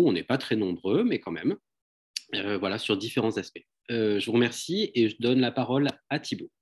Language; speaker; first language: French; native; French